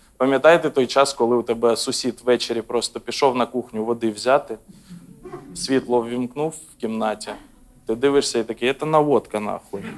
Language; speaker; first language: Ukrainian; non-native, local second language; Russian